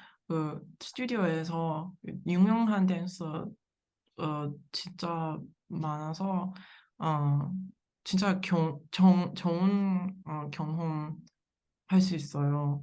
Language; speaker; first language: Korean; non-native, learner; English